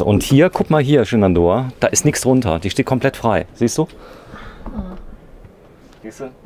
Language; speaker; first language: German; native; German